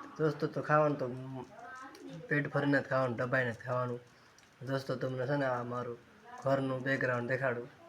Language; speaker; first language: Gujarati; non-native, local second language; Bhili